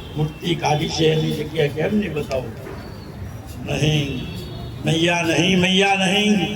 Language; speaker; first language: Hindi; non-native, local second language; Gujarati